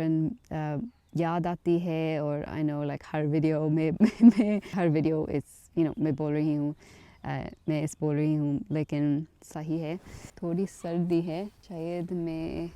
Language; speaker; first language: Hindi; non-native, learner; English